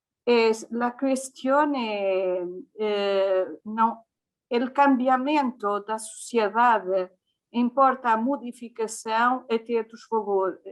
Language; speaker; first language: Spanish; non-native, fluent; Portuguese